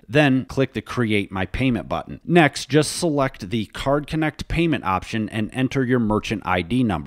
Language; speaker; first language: English; native; English